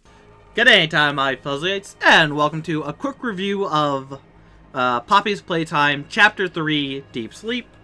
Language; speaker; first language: English; native; English